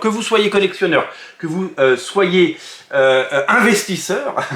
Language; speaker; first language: French; native; French